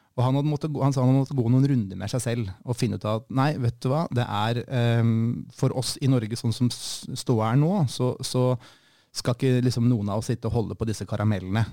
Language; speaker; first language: Norwegian; native; Norwegian